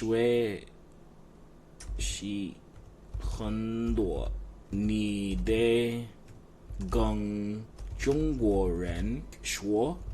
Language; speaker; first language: Chinese; non-native, learner; English